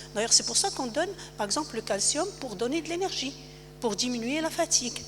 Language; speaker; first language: French; non-native, local second language; Arabic